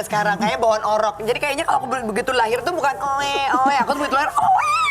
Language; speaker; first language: Indonesian; native; Indonesian